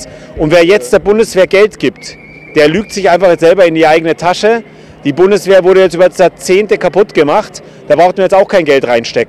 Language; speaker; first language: German; native; German